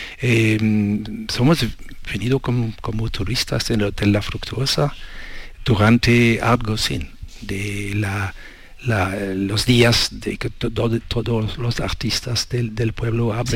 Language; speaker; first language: Spanish; non-native, learner; French